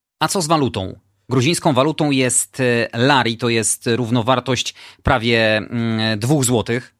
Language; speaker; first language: Polish; native; Polish